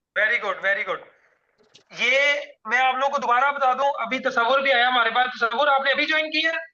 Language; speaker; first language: Urdu; non-native, local second language; Punjabi